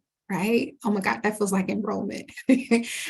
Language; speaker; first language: English; native; English